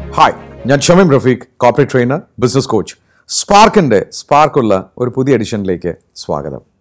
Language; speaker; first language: Malayalam; native; Malayalam